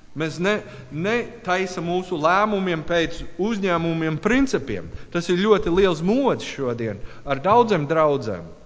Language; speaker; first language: Latvian; non-native, learner; English